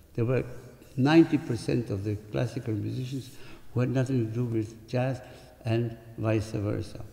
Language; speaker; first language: English; non-native, fluent; Spanish